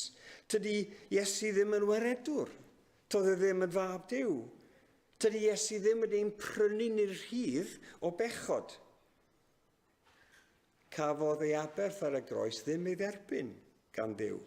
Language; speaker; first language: Welsh; native; Welsh